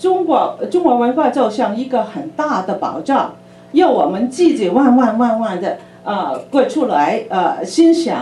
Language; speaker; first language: Chinese; early bilingual, other home language; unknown